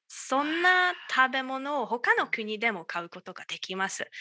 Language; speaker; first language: Japanese; non-native, learner; Hungarian